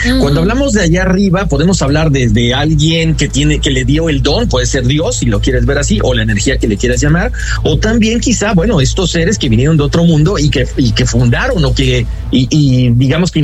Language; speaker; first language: Spanish; native; Spanish